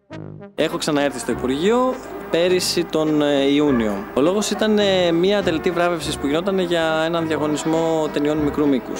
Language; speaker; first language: Greek; native; Greek